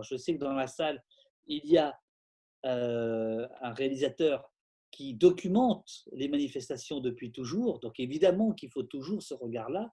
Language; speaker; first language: French; native; French